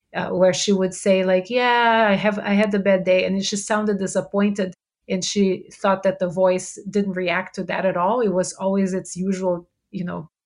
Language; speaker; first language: English; non-native, fluent; Portuguese